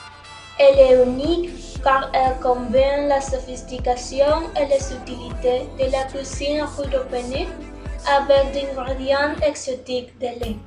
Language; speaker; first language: French; non-native, learner; Spanish